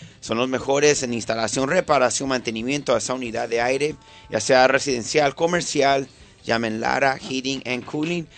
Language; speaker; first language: Spanish; early bilingual, heritage; Spanish